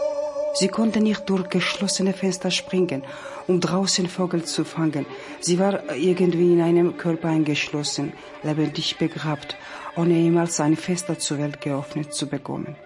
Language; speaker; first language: German; non-native, learner; Georgian